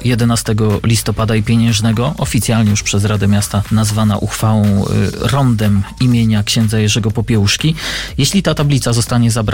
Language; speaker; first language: Polish; native; Polish